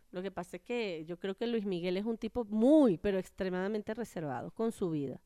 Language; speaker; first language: Spanish; native; Spanish